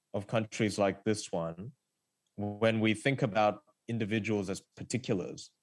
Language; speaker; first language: English; early bilingual, other home language; Korean